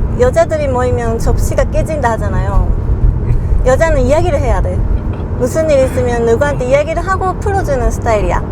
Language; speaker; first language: Korean; non-native, fluent; Japanese